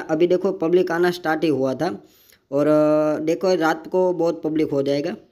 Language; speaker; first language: Hindi; non-native, local second language; Gujarati